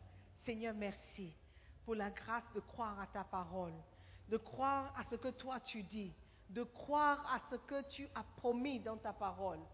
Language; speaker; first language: French; non-native, fluent; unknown